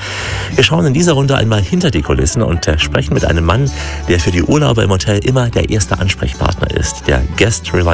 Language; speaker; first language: German; native; German